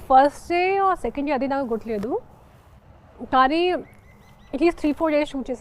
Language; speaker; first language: Telugu; non-native, fluent; Hindi